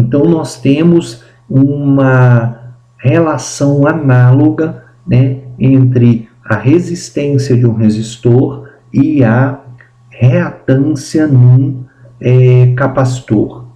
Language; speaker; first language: Portuguese; native; Portuguese